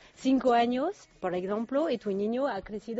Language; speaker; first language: Spanish; non-native, learner; French